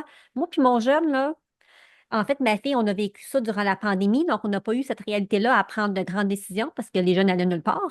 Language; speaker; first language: French; native; French